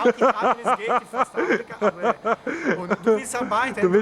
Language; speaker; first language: German; non-native, learner; Italian